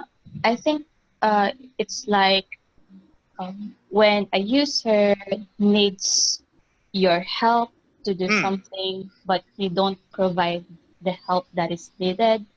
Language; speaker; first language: English; non-native, local second language; Filipino